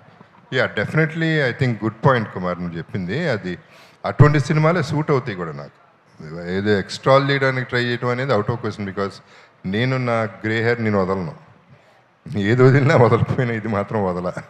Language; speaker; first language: Telugu; native; Telugu